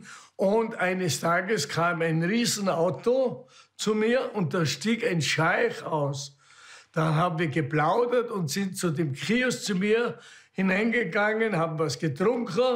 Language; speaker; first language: German; native; German